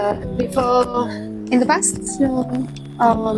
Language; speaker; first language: English; non-native, fluent; French